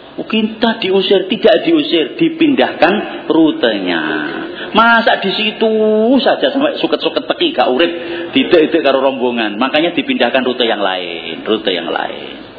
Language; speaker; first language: Indonesian; non-native, local second language; Javanese